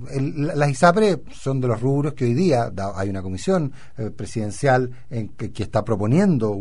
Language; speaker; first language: Spanish; native; Spanish